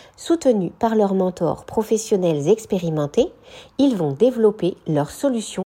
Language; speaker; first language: French; native; French